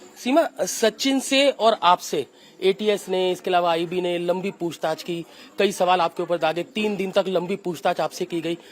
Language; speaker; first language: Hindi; native; Hindi